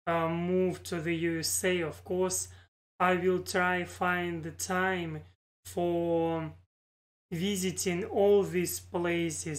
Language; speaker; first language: English; non-native, learner; Russian